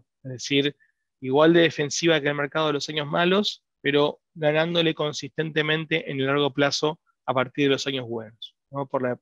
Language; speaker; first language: Spanish; native; Spanish